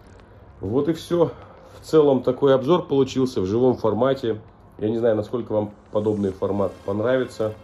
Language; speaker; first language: Russian; native; Russian